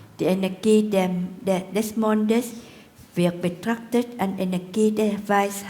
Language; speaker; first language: German; non-native, fluent; Vietnamese